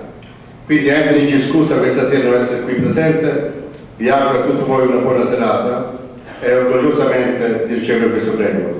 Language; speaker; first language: Italian; native; Italian